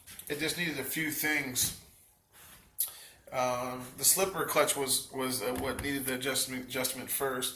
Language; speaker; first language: English; native; English